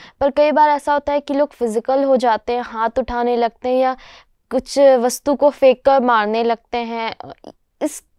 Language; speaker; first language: Hindi; native; Hindi